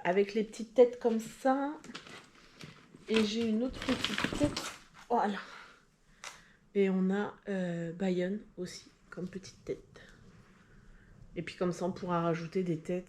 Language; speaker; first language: French; native; French